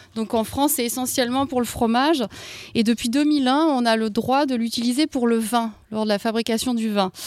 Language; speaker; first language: French; native; French